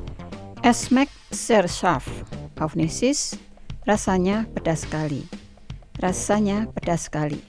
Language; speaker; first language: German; non-native, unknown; Indonesian